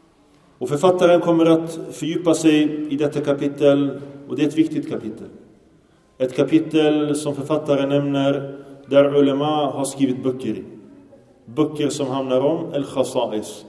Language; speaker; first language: Swedish; early bilingual, other home language; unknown